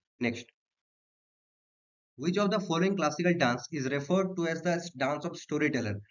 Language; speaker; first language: English; non-native, local second language; Bangla